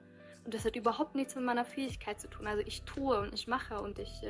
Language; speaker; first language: German; early bilingual, other home language; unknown